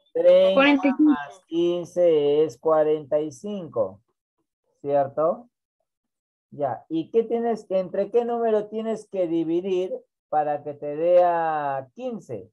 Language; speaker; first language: Spanish; native; Spanish